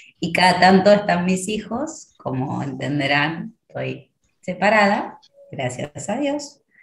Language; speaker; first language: Spanish; native; Spanish